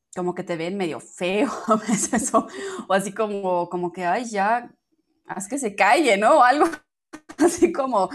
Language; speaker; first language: Spanish; non-native, fluent; German